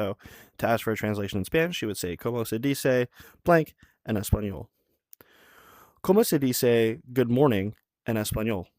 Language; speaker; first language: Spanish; non-native, learner; English